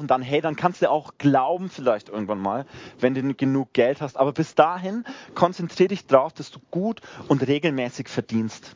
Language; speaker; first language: German; native; German